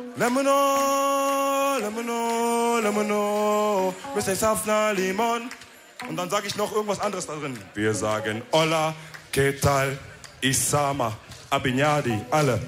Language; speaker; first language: German; early bilingual, other home language; Wolof